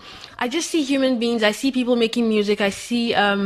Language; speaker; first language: English; non-native, local second language; Yoruba